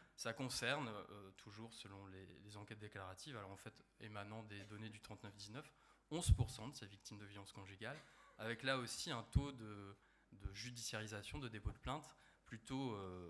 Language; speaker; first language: French; native; French